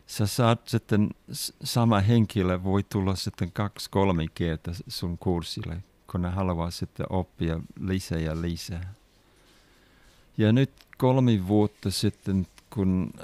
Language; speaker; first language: Finnish; non-native, fluent; English